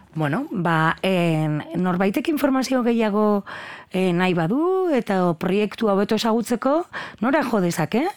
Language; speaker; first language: Basque; native; Basque